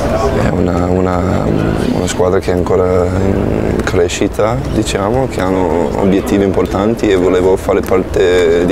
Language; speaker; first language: Italian; non-native, fluent; English